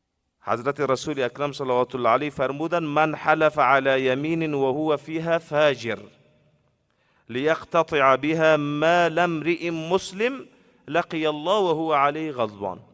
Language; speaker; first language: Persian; native; Persian